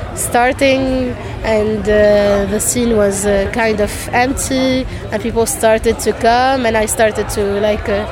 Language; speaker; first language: English; non-native, fluent; Arabic